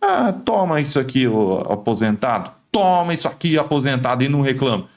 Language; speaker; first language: Portuguese; native; Portuguese